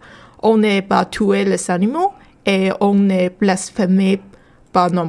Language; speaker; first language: French; non-native, learner; Chinese